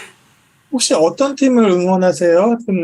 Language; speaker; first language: Korean; native; Korean